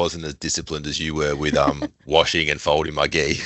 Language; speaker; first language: English; native; English